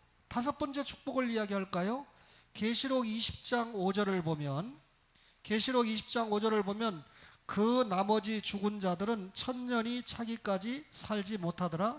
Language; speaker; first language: Korean; native; Korean